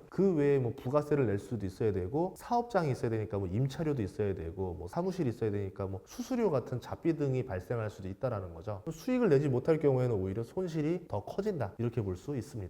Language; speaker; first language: Korean; native; Korean